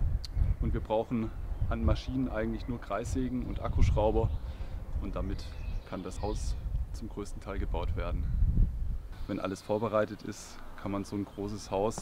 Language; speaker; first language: German; native; German